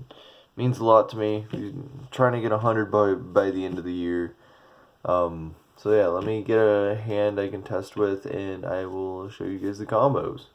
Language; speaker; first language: English; native; English